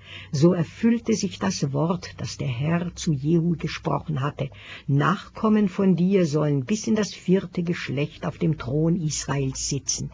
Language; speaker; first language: German; native; German